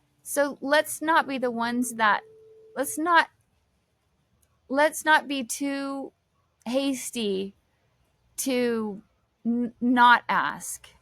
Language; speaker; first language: English; native; English